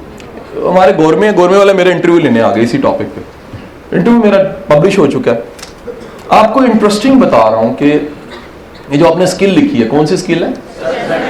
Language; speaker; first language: Urdu; native; Urdu